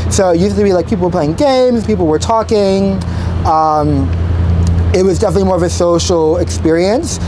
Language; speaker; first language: English; native; English